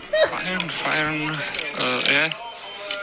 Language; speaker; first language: German; non-native, learner; Czech